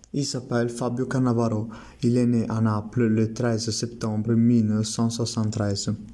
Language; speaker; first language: French; non-native, learner; Italian